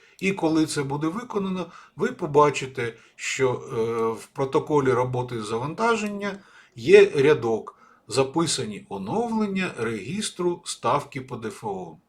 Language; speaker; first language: Ukrainian; native; Ukrainian